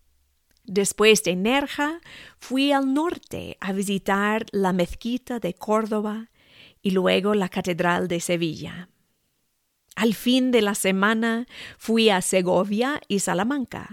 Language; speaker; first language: Spanish; non-native, fluent; English